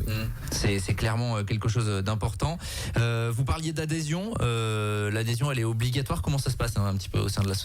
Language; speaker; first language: French; native; French